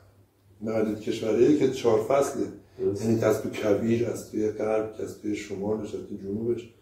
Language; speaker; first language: Persian; native; Persian